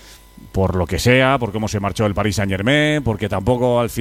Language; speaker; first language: Spanish; native; Spanish